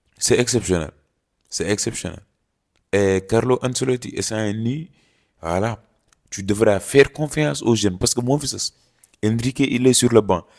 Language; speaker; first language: French; non-native, local second language; Wolof